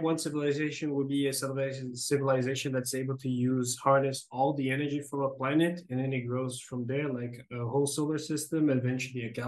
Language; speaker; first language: English; non-native, fluent; Portuguese